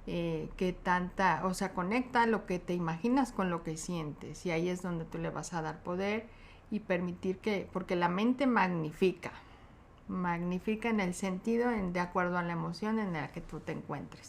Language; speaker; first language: Spanish; native; Spanish